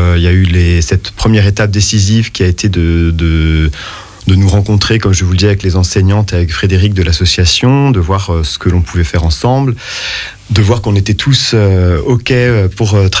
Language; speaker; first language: French; native; French